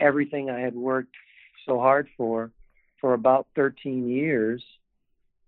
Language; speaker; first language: English; native; English